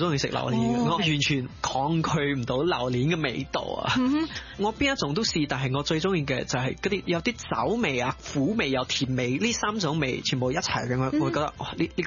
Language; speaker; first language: Cantonese; early bilingual, heritage; Cantonese